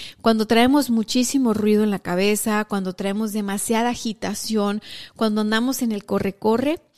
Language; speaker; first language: Spanish; native; Spanish